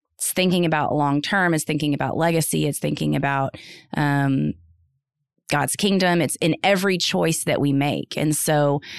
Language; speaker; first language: English; native; English